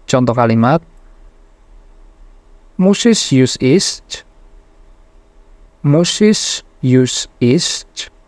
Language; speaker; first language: Polish; non-native, fluent; Indonesian